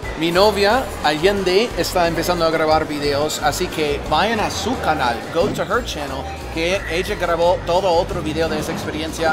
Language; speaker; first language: Spanish; non-native, fluent; English